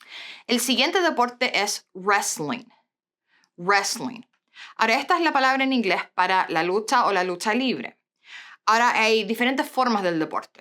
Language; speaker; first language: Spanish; non-native, fluent; English